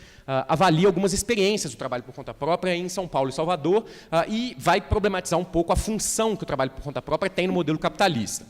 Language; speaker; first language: Portuguese; native; Portuguese